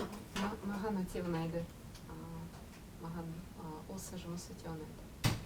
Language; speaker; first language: Kazakh; non-native, local second language; Russian